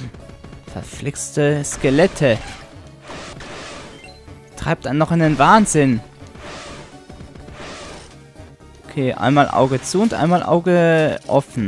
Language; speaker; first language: German; native; German